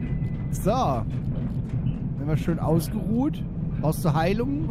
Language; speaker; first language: German; native; German